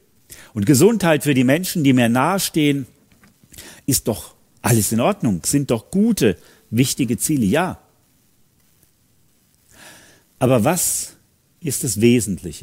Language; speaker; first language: German; native; German